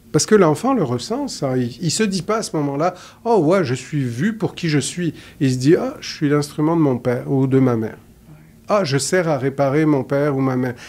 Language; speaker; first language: French; native; French